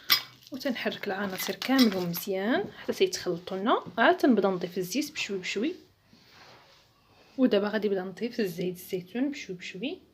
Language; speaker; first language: Arabic; native; Arabic